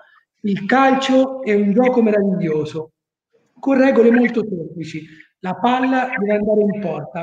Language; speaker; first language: Italian; native; Italian